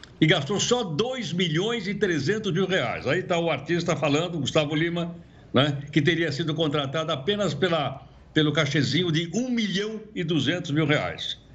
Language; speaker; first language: Portuguese; native; Portuguese